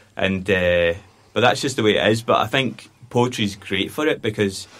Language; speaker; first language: English; native; English